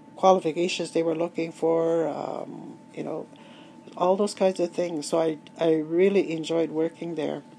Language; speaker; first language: English; native; English